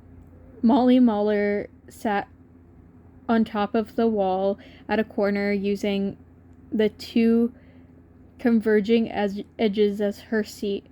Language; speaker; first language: English; native; English